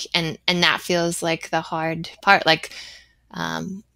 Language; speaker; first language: English; native; English